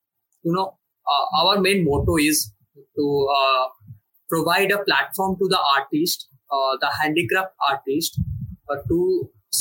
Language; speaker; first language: English; non-native, local second language; Bangla